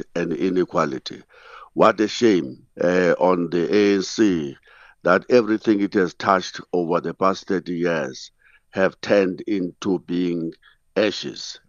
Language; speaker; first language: English; non-native, local second language; Xhosa